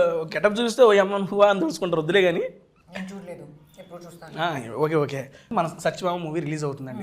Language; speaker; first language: Telugu; native; Telugu